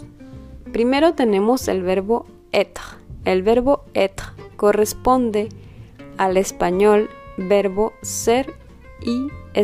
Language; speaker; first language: Spanish; non-native, fluent; French